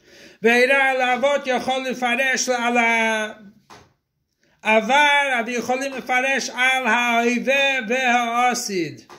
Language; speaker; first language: Hebrew; non-native, fluent; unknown